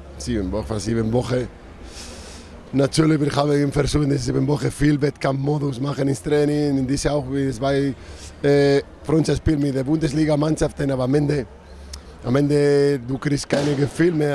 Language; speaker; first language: German; non-native, fluent; Spanish